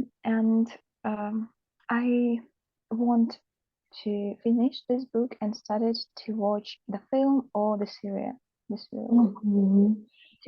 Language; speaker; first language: English; non-native, learner; Russian